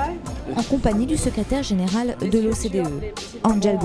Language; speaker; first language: French; native; French